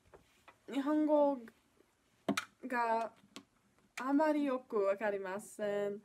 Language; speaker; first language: Japanese; non-native, learner; English